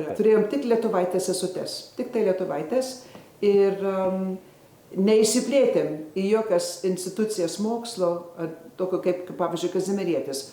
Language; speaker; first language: Lithuanian; early bilingual, heritage; Lithuanian